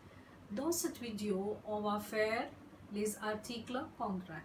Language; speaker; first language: French; non-native, fluent; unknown